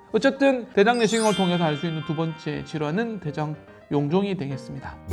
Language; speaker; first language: Korean; native; Korean